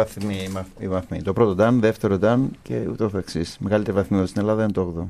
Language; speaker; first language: Greek; native; Greek